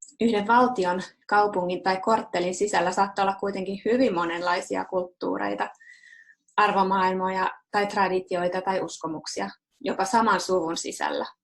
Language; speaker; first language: Finnish; native; Finnish